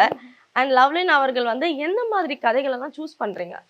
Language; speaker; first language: Tamil; native; Tamil